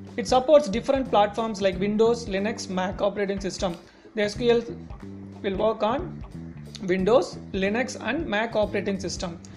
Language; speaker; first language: English; non-native, local second language; Tamil